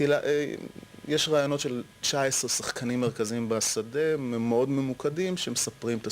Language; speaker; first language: Hebrew; native; Hebrew